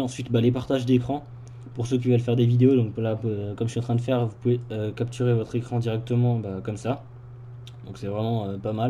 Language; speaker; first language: French; native; French